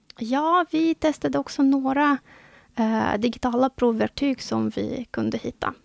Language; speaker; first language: Swedish; non-native, fluent; Russian